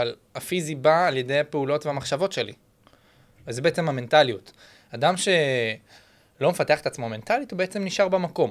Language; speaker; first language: Hebrew; native; Hebrew